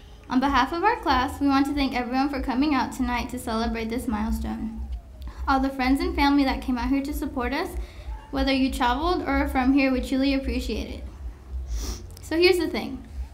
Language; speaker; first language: English; early bilingual, other home language; Spanish